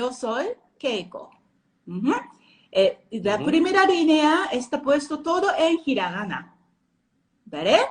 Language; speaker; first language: Spanish; non-native, learner; Japanese